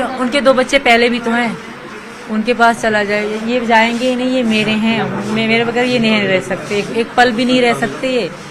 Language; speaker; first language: Urdu; non-native, local second language; Sindhi